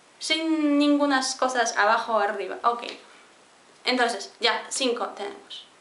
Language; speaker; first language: Spanish; non-native, fluent; Polish